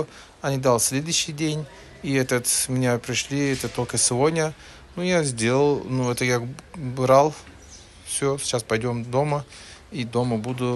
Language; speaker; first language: Russian; non-native, learner; Turkish